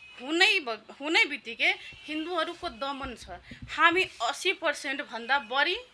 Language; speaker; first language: Nepali; non-native, local second language; Maithili